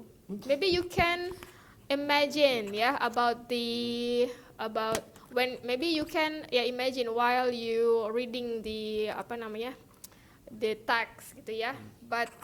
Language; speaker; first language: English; non-native, local second language; Indonesian